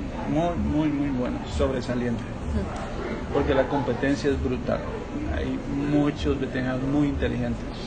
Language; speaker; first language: Spanish; native; Spanish